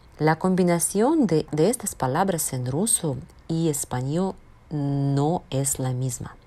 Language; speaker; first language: Spanish; non-native, fluent; Russian